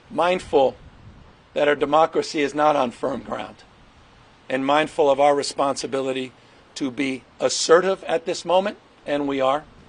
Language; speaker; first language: English; native; English